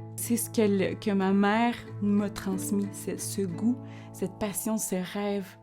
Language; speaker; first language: French; non-native, fluent; Spanish